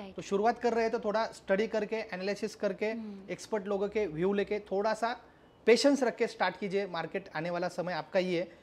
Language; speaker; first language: Hindi; non-native, local second language; Marathi